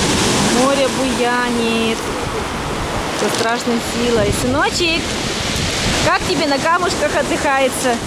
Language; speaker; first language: Russian; native; Russian